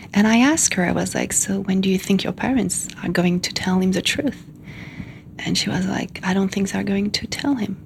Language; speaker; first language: English; non-native, fluent; French